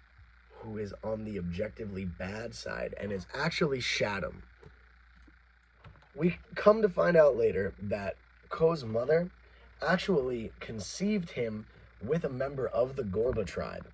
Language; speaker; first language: English; native; English